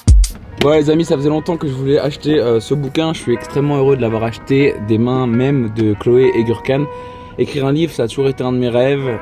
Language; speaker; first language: French; native; French